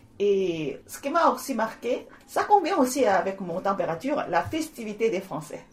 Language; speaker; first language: French; non-native, fluent; Korean